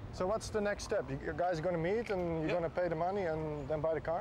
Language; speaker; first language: English; non-native, fluent; Dutch